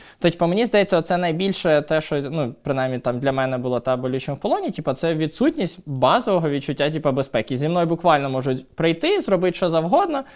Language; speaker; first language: Ukrainian; non-native, local second language; Russian